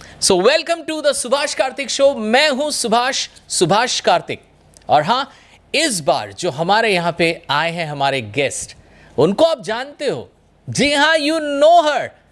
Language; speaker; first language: Hindi; non-native, local second language; Bangla